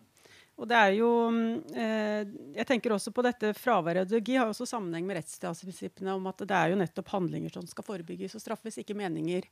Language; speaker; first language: Norwegian; native; Norwegian